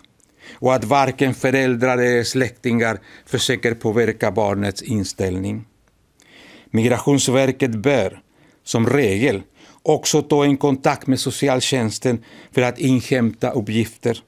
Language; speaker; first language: Swedish; non-native, fluent; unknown